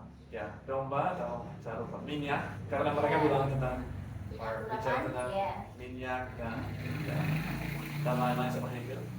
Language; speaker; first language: Indonesian; non-native, learner; English